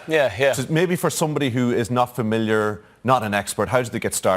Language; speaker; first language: English; native; English